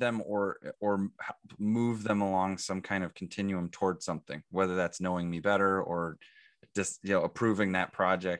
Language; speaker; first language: English; native; English